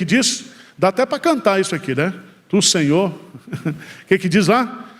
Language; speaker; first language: Portuguese; native; Portuguese